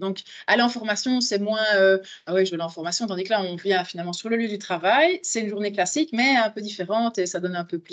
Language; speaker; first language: French; native; French